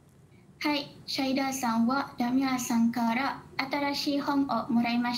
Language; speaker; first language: Japanese; non-native, learner; Malay